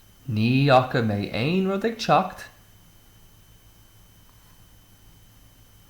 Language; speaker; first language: Irish; non-native, local second language; English